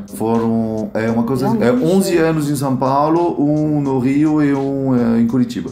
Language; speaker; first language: Portuguese; non-native, fluent; French